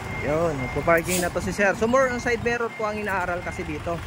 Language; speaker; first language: Filipino; native; Filipino